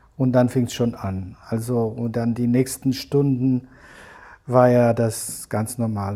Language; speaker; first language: German; non-native, fluent; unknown